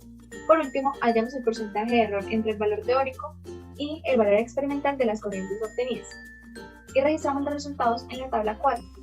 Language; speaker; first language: Spanish; native; Spanish